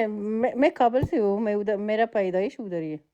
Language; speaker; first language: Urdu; non-native, fluent; Persian